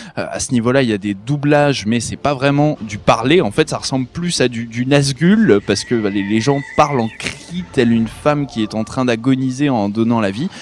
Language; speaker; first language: French; native; French